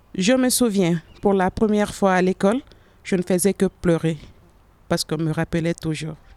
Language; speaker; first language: French; non-native, local second language; Fula